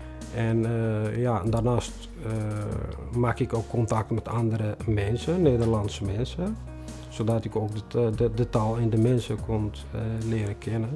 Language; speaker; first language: Dutch; non-native, fluent; Tigrinya